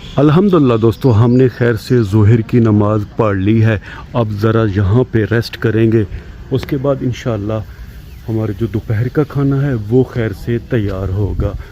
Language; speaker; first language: Urdu; non-native, local second language; Punjabi